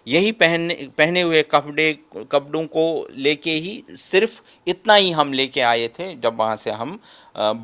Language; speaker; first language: Hindi; native; Hindi